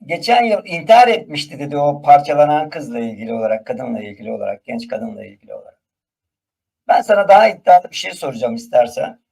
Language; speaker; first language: Turkish; native; Turkish